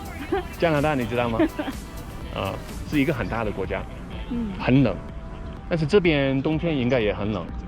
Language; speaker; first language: Chinese; non-native, fluent; English